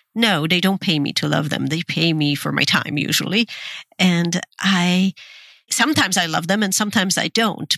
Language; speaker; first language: English; non-native, fluent; Hebrew